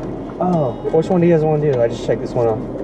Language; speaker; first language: English; early bilingual, other home language; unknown